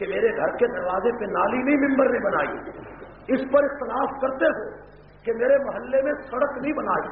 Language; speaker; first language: Urdu; native; Urdu